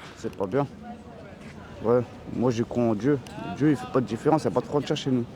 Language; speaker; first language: French; native; French